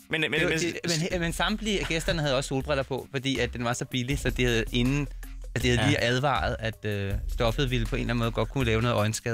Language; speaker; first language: Danish; native; Danish